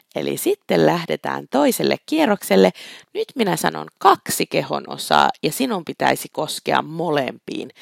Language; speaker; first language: Finnish; native; Finnish